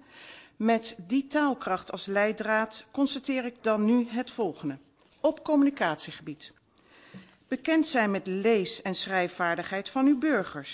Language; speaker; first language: Dutch; native; Dutch